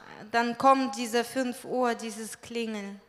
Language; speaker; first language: German; non-native, fluent; Russian